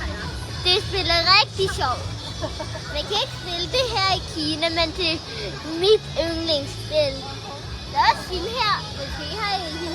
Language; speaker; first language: Danish; early bilingual, heritage; Danish